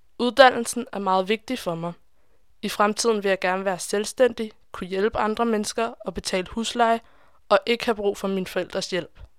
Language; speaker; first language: Danish; non-native, fluent; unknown